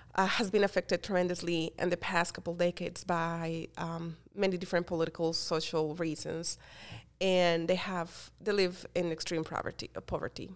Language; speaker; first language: English; non-native, fluent; Spanish